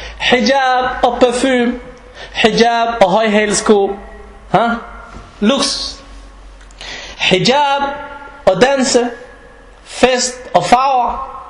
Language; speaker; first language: Danish; non-native, fluent; Arabic